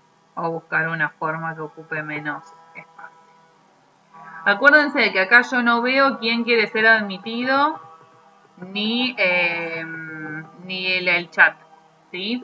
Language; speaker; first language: Spanish; native; Spanish